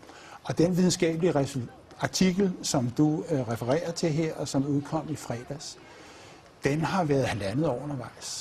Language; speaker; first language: Danish; native; Danish